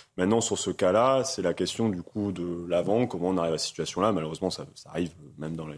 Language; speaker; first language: French; native; French